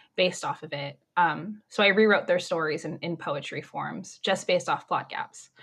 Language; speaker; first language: English; native; English